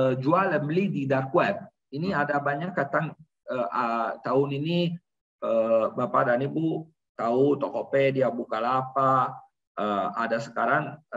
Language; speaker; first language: Indonesian; non-native, learner; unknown